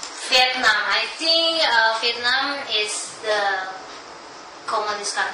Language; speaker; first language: English; non-native, learner; Indonesian